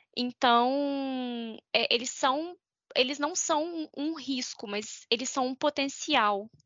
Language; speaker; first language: Portuguese; native; Portuguese